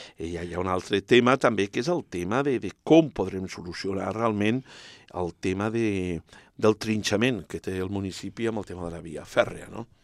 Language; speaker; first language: Catalan; non-native, local second language; Spanish